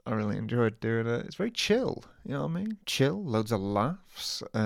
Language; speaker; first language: English; native; English